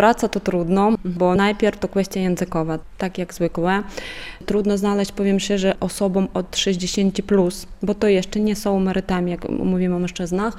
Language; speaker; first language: Polish; non-native, fluent; Ukrainian